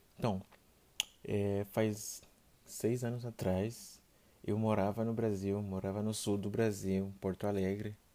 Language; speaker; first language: Portuguese; non-native, fluent; Haitian Creole